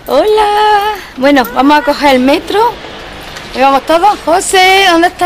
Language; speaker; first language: Spanish; native; Spanish